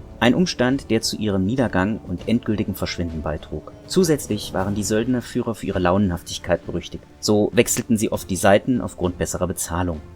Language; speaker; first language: German; native; German